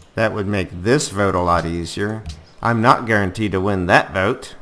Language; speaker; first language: English; native; English